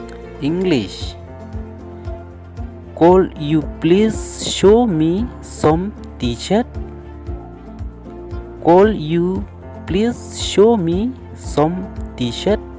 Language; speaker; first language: English; non-native, learner; Khasi